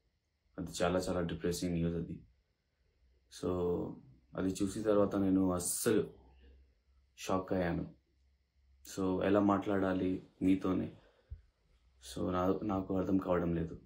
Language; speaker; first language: Telugu; non-native, learner; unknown